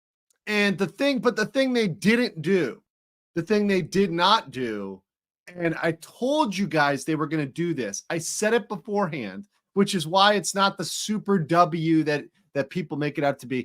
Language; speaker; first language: English; native; English